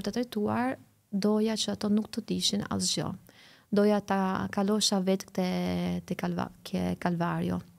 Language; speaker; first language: Albanian; early bilingual, heritage; Albanian